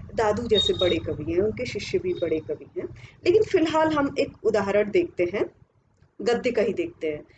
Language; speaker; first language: Hindi; native; Hindi